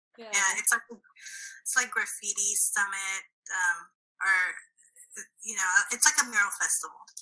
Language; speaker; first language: English; early bilingual, other home language; Spanish